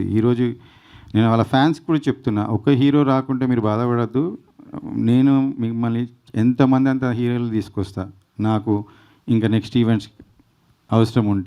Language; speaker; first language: Telugu; native; Telugu